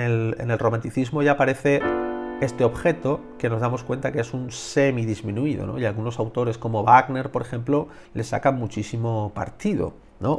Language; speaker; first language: Spanish; native; Spanish